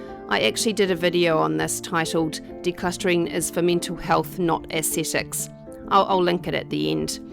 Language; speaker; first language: English; native; English